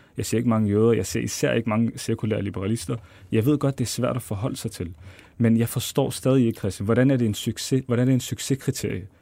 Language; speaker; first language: Danish; early bilingual, other home language; Arabic